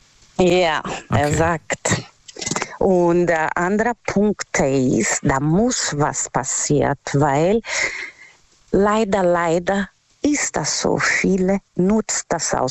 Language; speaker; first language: German; non-native, learner; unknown